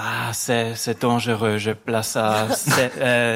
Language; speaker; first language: French; non-native, learner; German